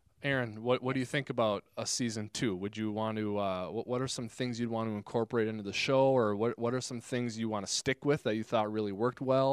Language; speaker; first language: English; native; English